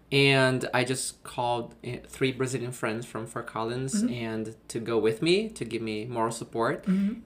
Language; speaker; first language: English; non-native, fluent; Portuguese